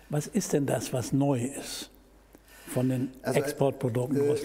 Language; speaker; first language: German; native; German